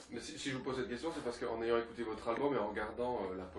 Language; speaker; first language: French; native; French